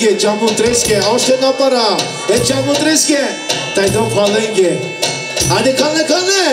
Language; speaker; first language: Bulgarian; non-native, local second language; Romany